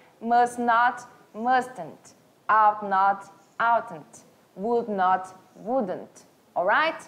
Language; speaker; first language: English; non-native, fluent; Portuguese